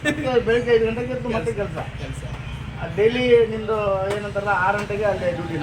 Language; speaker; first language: Kannada; native; Kannada